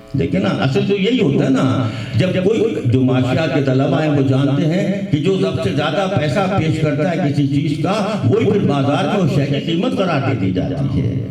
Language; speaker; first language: Urdu; native; Urdu